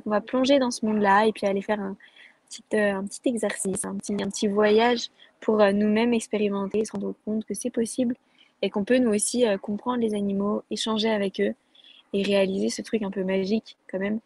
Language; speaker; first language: French; native; French